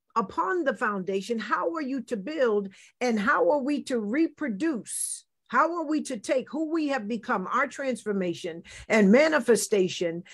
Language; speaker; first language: English; native; English